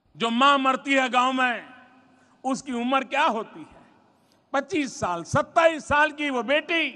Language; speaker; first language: Hindi; non-native, local second language; Gujarati